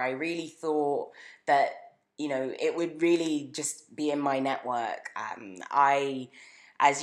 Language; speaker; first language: English; native; English